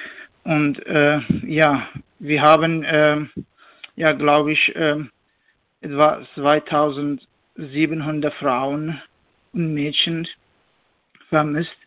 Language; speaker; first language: German; non-native, learner; Kurdish